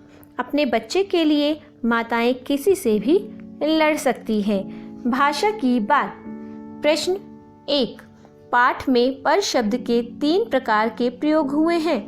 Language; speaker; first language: Hindi; native; Hindi